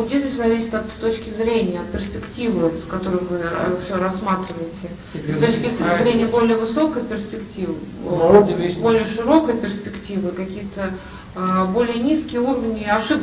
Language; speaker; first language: Russian; native; Russian